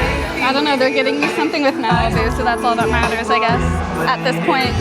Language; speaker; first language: English; native; English